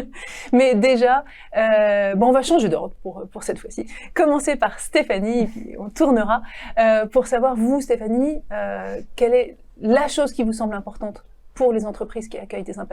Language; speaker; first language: French; native; French